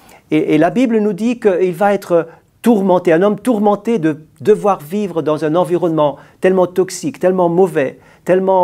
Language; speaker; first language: French; native; French